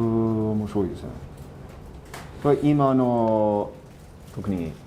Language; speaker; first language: Japanese; non-native, fluent; English